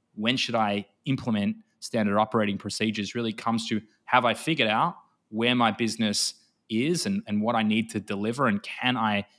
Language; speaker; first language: English; native; English